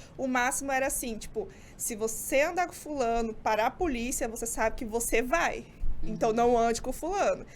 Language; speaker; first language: Portuguese; native; Portuguese